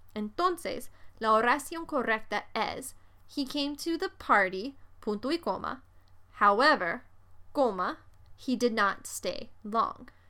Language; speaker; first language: English; native; English